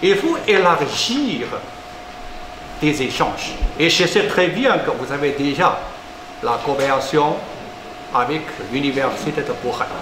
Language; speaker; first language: French; non-native, fluent; Chinese